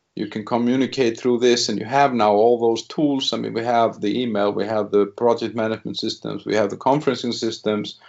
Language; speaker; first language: English; non-native, fluent; Icelandic